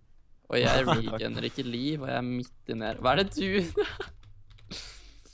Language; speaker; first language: Norwegian; native; Norwegian